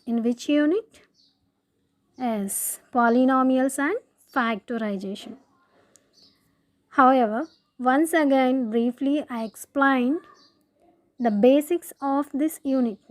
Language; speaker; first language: English; non-native, local second language; Telugu